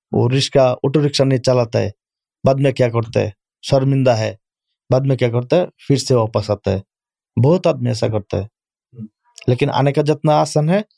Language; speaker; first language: Urdu; non-native, learner; Bangla